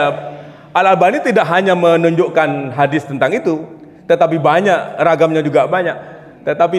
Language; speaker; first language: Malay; non-native, local second language; Javanese